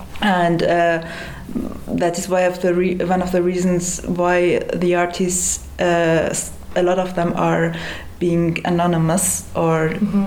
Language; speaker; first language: English; non-native, fluent; Persian